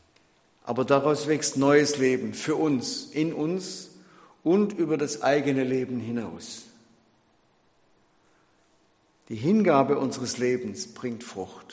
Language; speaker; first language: German; native; German